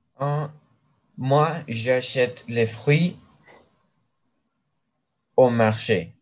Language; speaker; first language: French; non-native, learner; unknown